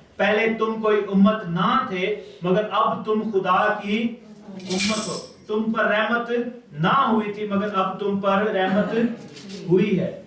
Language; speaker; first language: Urdu; non-native, local second language; Pashto